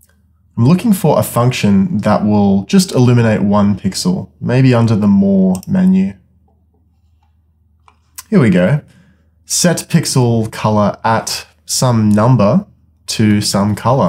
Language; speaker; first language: English; native; English